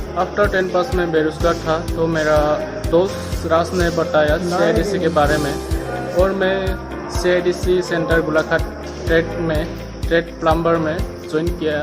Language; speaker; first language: Hindi; non-native, local second language; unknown